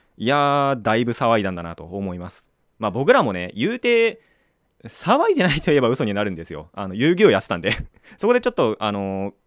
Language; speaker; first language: Japanese; native; Japanese